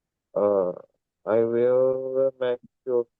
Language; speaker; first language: English; non-native, learner; Indonesian